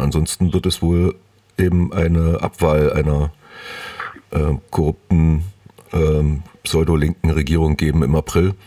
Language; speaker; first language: German; native; German